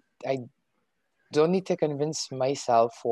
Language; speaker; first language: English; non-native, fluent; Hebrew